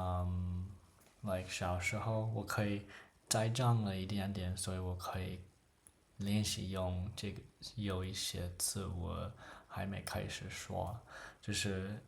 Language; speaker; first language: Chinese; non-native, learner; English